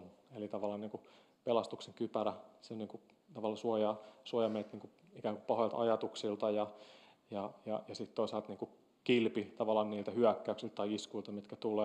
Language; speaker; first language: Finnish; native; Finnish